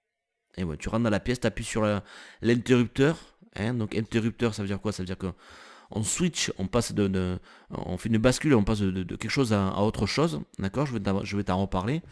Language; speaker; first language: French; native; French